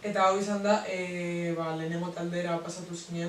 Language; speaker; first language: Basque; non-native, local second language; Spanish